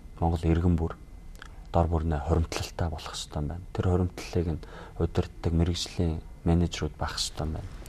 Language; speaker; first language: Mongolian; native; Mongolian